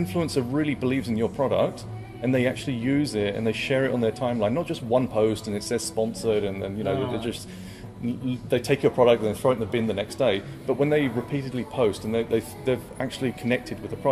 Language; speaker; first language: English; native; English